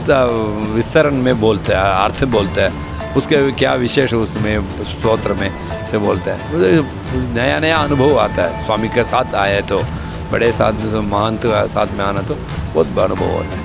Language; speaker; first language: Hindi; non-native, local second language; Tamil